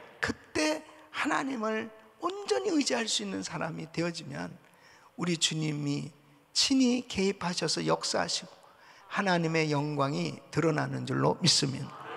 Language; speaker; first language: Korean; native; Korean